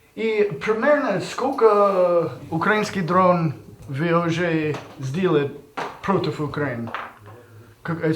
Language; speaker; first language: Russian; non-native, learner; English